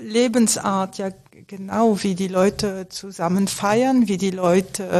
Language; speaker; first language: German; non-native, fluent; French